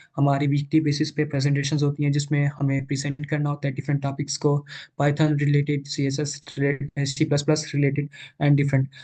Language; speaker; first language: Urdu; non-native, local second language; Punjabi